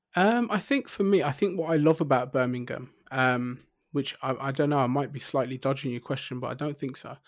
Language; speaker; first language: English; native; English